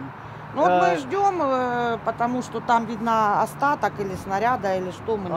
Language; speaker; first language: Russian; native; Russian